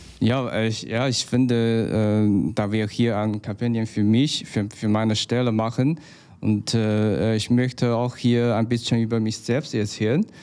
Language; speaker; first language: German; non-native, learner; Chinese